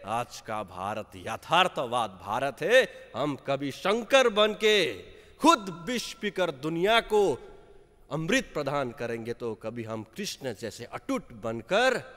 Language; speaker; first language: Hindi; non-native, local second language; Nepali